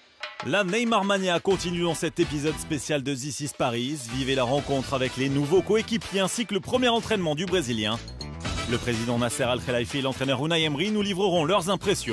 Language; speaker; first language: French; native; French